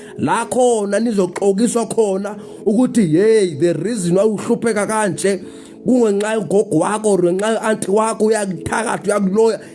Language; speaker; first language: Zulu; non-native, local second language; Xhosa